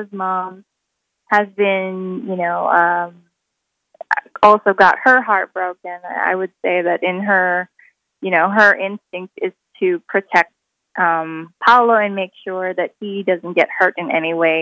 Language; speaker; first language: English; non-native, local second language; Filipino